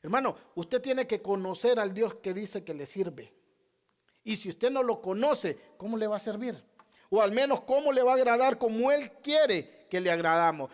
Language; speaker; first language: Spanish; native; Spanish